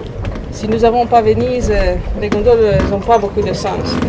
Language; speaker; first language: French; non-native, learner; Italian